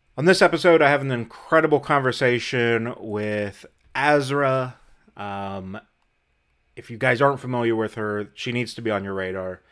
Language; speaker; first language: English; native; English